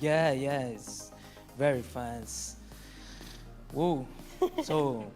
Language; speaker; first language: English; non-native, learner; Portuguese